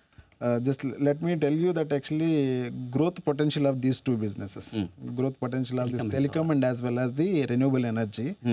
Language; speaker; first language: English; non-native, local second language; Telugu